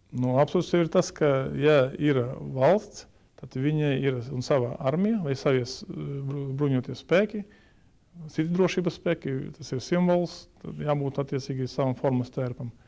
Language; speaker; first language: Latvian; native; Latvian